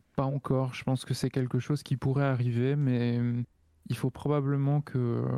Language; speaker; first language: French; native; French